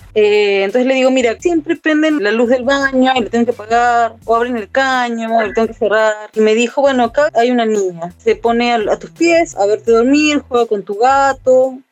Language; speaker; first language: Spanish; native; Spanish